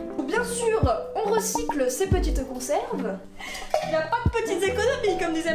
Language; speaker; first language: French; native; French